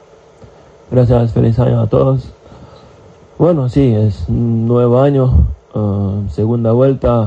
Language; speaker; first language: Spanish; non-native, fluent; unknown